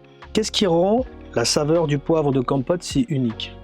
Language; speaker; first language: French; native; French